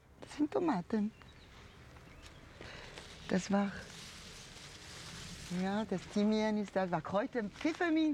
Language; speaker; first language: German; non-native, fluent; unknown